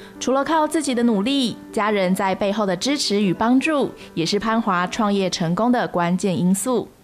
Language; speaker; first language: Chinese; native; Chinese